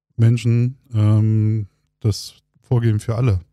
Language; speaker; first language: German; native; German